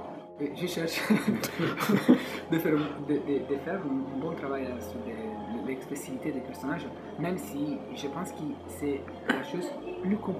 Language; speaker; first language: French; non-native, fluent; Italian